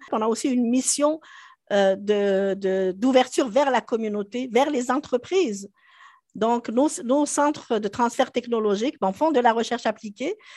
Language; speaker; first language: French; non-native, local second language; Arabic